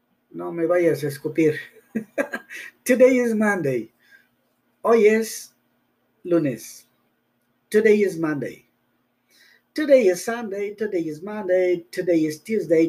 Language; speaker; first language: English; non-native, learner; Spanish